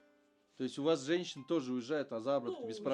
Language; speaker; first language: Russian; native; Russian